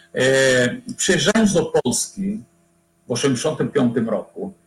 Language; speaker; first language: Polish; non-native, fluent; Portuguese